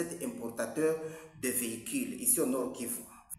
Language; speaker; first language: French; non-native, local second language; Swahili